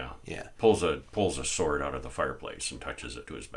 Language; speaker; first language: English; native; English